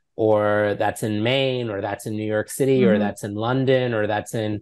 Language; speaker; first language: English; native; English